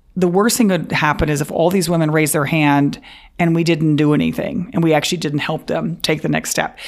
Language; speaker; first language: English; native; English